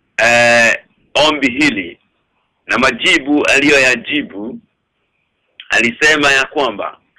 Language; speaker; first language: Swahili; native; Swahili